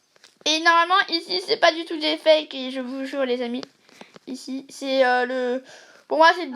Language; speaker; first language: French; native; French